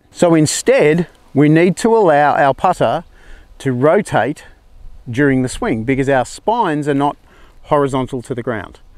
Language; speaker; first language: English; native; English